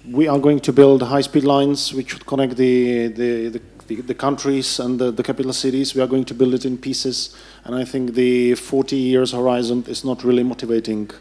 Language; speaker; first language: English; non-native, fluent; Czech